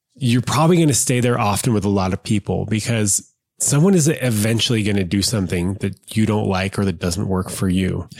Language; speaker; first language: English; native; English